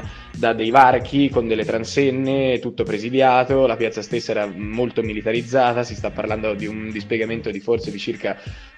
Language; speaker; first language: Italian; native; Italian